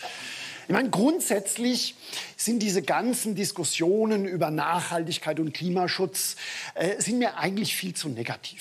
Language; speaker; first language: German; native; German